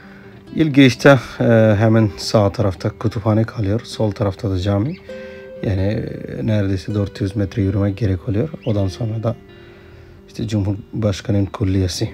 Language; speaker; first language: Turkish; non-native, fluent; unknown